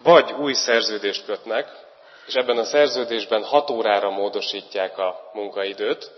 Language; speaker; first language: Hungarian; native; Hungarian